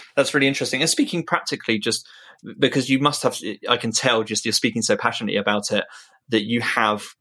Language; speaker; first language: English; native; English